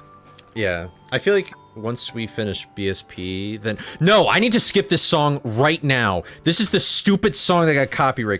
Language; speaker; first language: English; native; English